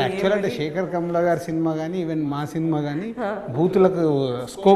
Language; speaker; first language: Telugu; native; Telugu